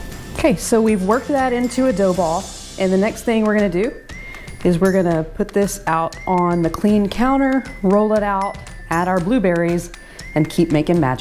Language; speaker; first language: English; native; English